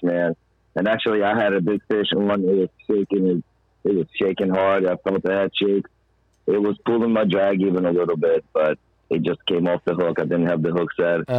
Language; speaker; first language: English; non-native, fluent; Ukrainian